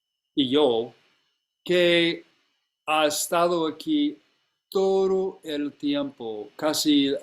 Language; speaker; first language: Spanish; non-native, fluent; English